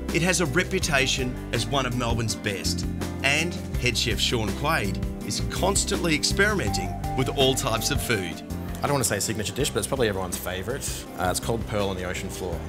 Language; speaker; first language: English; native; English